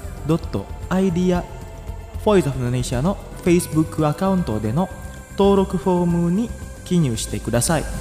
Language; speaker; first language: Japanese; non-native, fluent; Indonesian